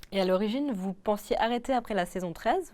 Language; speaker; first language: French; native; French